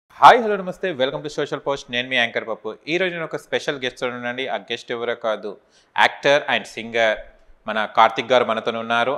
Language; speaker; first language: Telugu; native; Telugu